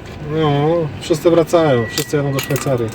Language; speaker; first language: Polish; native; Polish